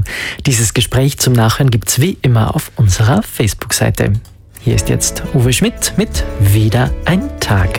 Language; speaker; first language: German; native; German